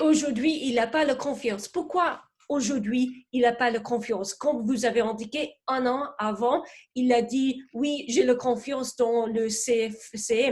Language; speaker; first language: French; non-native, fluent; English